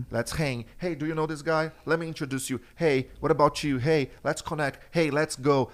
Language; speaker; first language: English; non-native, fluent; Portuguese